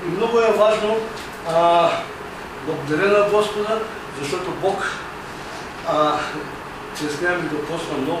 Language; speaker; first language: Bulgarian; non-native, local second language; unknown